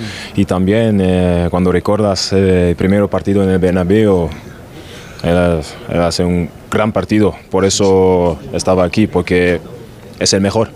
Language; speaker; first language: Spanish; non-native, learner; German